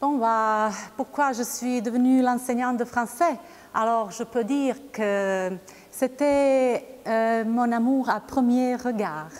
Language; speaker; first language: French; non-native, fluent; Bosnian